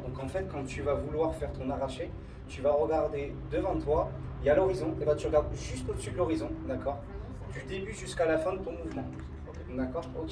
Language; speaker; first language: French; native; French